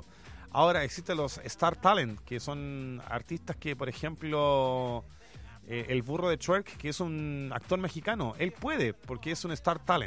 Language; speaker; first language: Spanish; native; Spanish